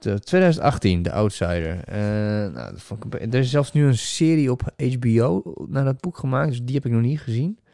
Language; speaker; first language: Dutch; native; Dutch